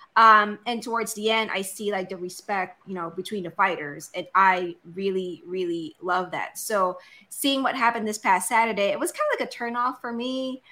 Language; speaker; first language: English; non-native, local second language; Filipino